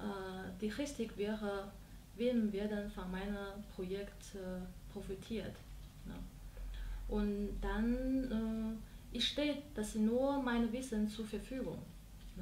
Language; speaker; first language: German; non-native, learner; Chinese